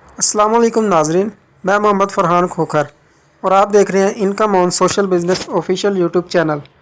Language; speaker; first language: Urdu; non-native, local second language; Punjabi